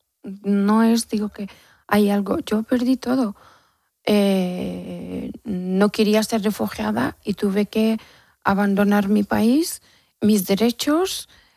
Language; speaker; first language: Spanish; non-native, learner; Persian